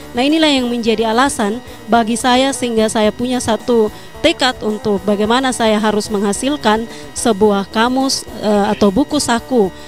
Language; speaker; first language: Indonesian; non-native, local second language; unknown